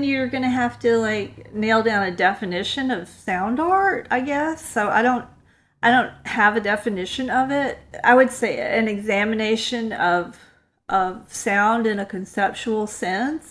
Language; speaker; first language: English; native; English